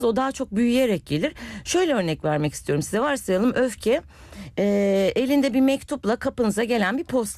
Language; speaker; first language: Turkish; native; Turkish